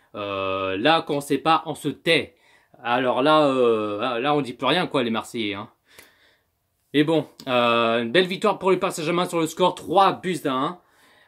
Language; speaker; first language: French; native; French